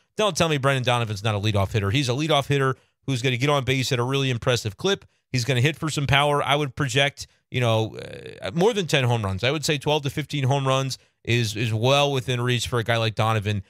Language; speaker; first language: English; native; English